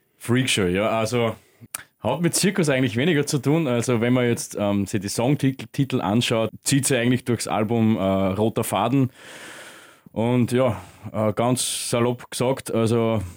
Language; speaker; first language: German; native; German